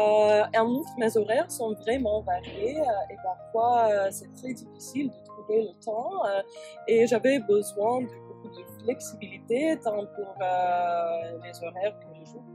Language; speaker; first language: French; non-native, fluent; English